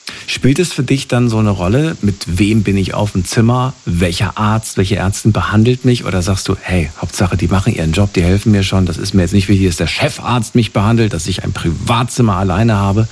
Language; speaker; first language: German; native; German